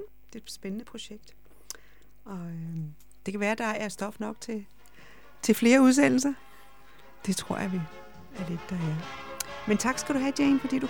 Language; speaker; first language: Danish; native; Danish